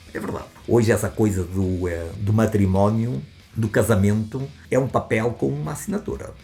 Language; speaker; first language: Portuguese; native; Portuguese